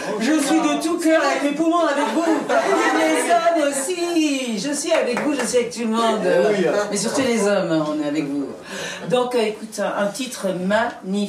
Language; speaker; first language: French; native; French